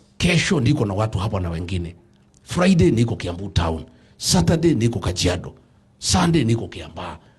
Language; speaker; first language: Swahili; non-native, local second language; Kikuyu